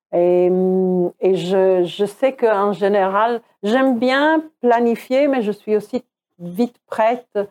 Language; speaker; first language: French; non-native, fluent; Croatian